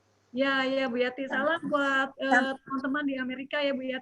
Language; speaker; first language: Indonesian; native; Indonesian